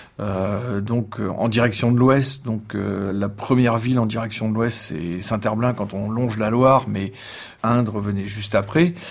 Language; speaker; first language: French; native; French